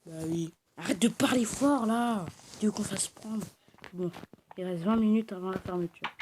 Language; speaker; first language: French; native; French